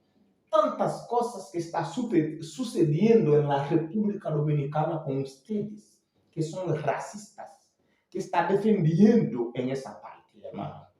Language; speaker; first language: Spanish; non-native, fluent; Haitian Creole